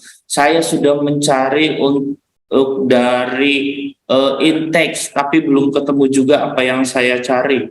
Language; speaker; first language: Indonesian; native; Indonesian